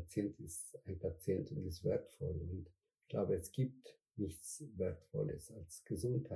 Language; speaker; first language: German; non-native, fluent; Spanish